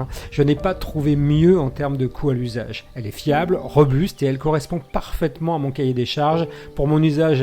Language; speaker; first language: French; native; French